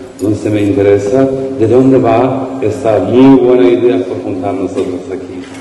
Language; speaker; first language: Spanish; non-native, learner; Bosnian